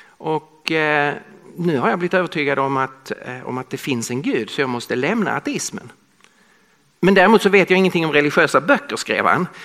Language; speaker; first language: Swedish; native; Swedish